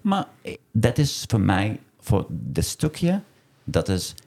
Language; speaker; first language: Dutch; non-native, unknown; Arabic